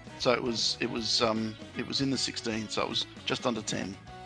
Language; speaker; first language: English; early bilingual, other home language; Italian